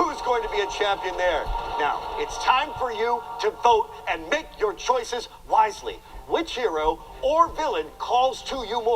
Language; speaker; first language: English; native; English